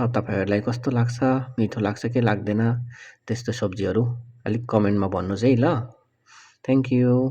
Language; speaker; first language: Nepali; non-native, learner; Bangla